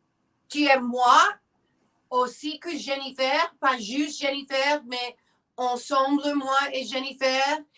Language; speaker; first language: French; non-native, learner; English